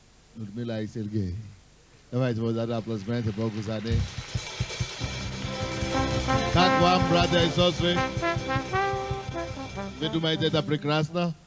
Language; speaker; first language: Russian; non-native, fluent; Yoruba